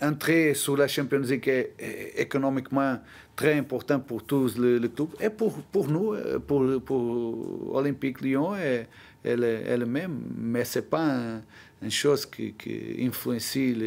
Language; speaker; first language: French; non-native, learner; Portuguese